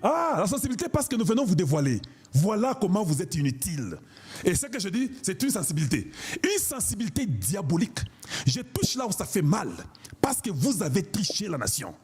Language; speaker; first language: French; non-native, local second language; Lingala